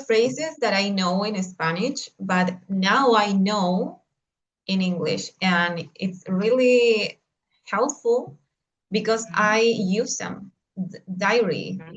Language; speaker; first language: English; non-native, learner; Spanish